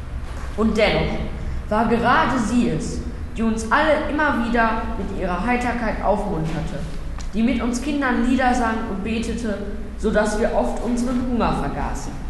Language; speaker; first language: German; native; German